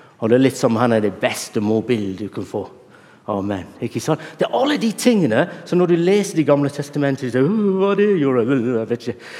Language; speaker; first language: Norwegian; non-native, fluent; English